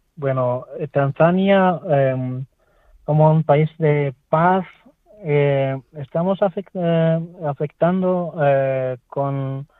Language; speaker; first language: Spanish; non-native, learner; Swahili